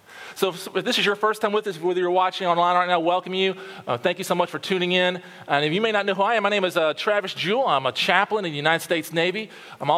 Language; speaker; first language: English; native; English